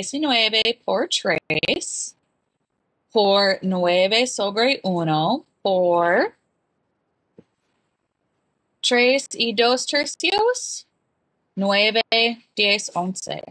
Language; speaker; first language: Spanish; non-native, learner; English